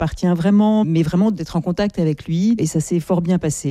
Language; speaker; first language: French; native; French